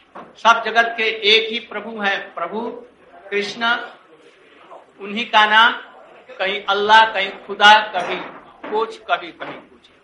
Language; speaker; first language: Hindi; native; Hindi